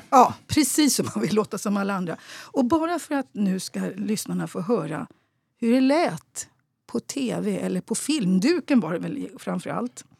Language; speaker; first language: Swedish; native; Swedish